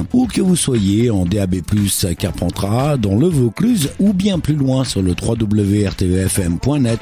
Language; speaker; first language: French; native; French